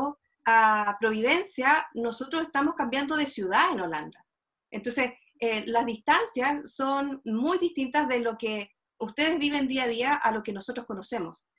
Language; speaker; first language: Spanish; native; Spanish